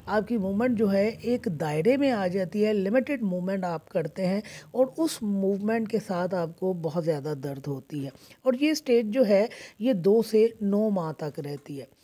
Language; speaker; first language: Urdu; native; Urdu